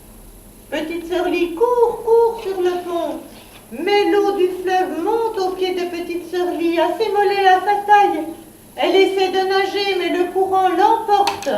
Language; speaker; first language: French; native; French